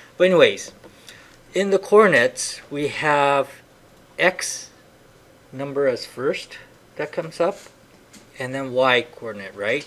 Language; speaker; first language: English; native; English